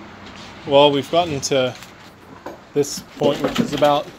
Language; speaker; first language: English; native; English